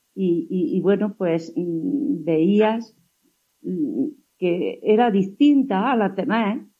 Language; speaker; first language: Spanish; native; Spanish